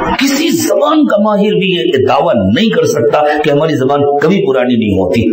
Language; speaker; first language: Urdu; native; Urdu